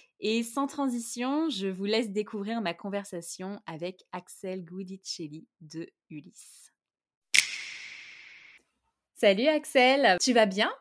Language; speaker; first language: French; native; French